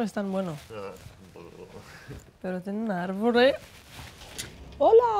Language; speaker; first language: Spanish; non-native, fluent; Portuguese